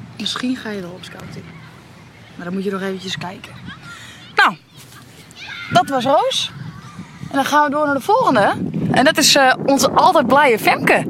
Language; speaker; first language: Dutch; native; Dutch